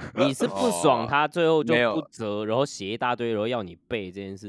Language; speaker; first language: Chinese; native; Chinese